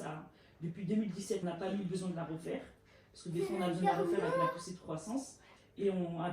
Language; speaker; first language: French; native; French